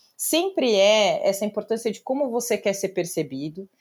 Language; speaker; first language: Portuguese; native; Portuguese